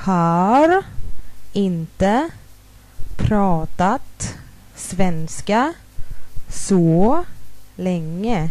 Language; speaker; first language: Swedish; non-native, fluent; Thai